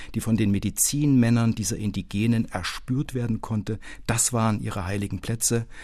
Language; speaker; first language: German; native; German